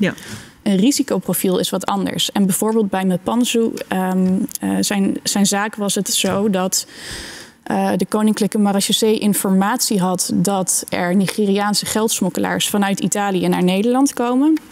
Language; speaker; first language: Dutch; native; Dutch